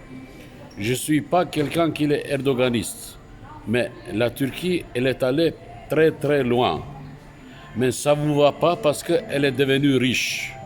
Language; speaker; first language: French; non-native, fluent; Turkish